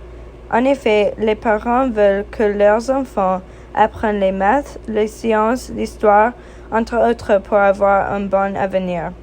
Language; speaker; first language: French; non-native, fluent; English